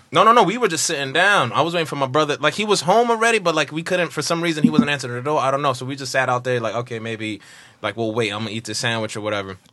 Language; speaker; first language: English; native; English